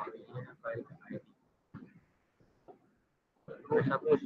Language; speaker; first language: Hindi; native; Hindi